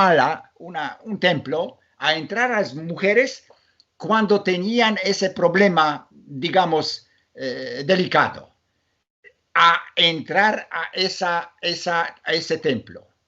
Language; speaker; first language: Spanish; non-native, fluent; Polish